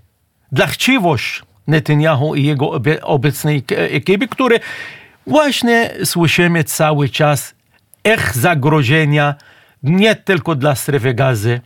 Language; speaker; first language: Polish; non-native, fluent; Arabic